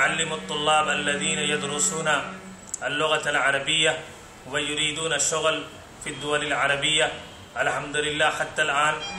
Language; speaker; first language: Arabic; non-native, fluent; Urdu